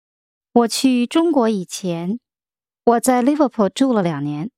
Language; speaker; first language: Chinese; non-native, learner; English